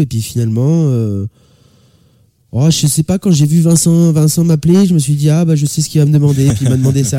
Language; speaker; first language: French; native; French